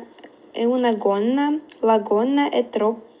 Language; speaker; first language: Italian; non-native, learner; Ukrainian